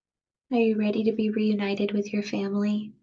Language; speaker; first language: English; native; English